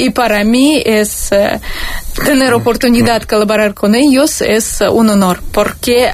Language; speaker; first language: Spanish; non-native, learner; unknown